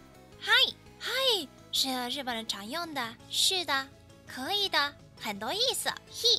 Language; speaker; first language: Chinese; non-native, fluent; Japanese